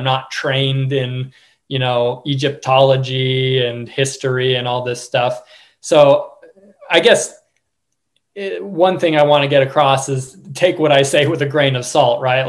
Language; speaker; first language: English; native; English